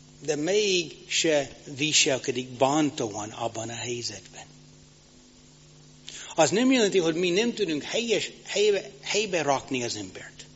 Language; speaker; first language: Hungarian; non-native, fluent; English